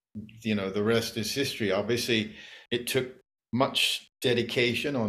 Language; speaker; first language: English; native; English